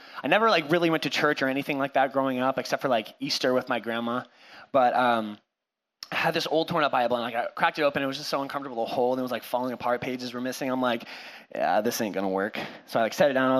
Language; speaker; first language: English; native; English